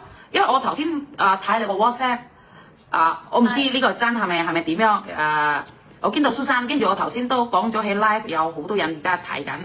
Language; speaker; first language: Cantonese; non-native, fluent; Indonesian